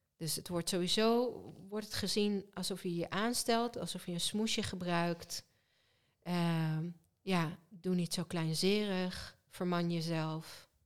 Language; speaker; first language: Dutch; early bilingual, other home language; Hebrew